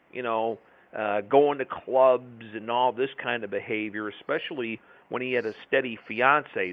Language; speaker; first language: English; native; English